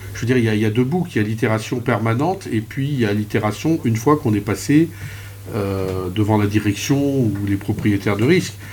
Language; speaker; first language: French; native; French